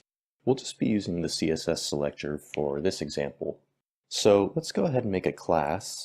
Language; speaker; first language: English; native; English